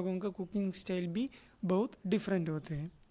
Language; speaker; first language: Hindi; non-native, local second language; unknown